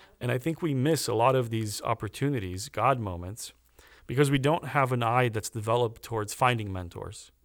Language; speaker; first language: English; early bilingual, other home language; Romanian